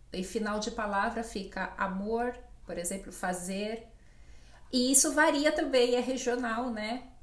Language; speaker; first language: Portuguese; native; Portuguese